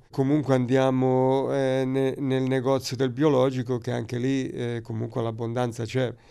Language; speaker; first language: Italian; native; Italian